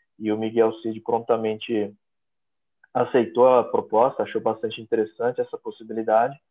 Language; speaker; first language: Portuguese; native; Portuguese